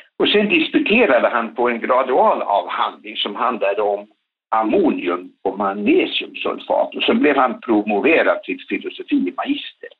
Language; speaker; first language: Swedish; native; Swedish